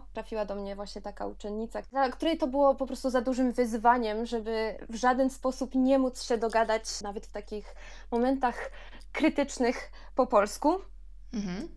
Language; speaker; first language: Polish; early bilingual, heritage; Polish